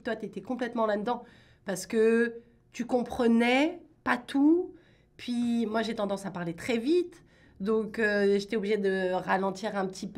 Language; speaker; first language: French; native; French